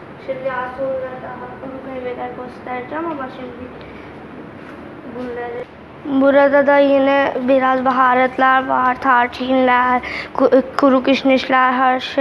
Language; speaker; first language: Turkish; non-native, learner; Urdu